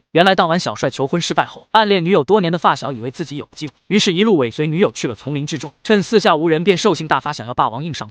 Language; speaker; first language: Chinese; native; Chinese